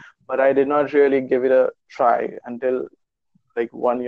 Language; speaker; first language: English; non-native, local second language; Urdu